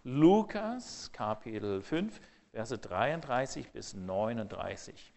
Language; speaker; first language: German; non-native, fluent; English